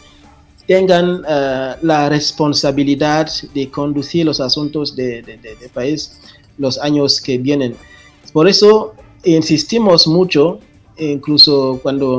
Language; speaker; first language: Spanish; non-native, fluent; French